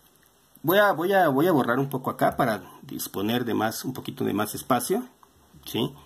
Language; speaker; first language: Spanish; native; Spanish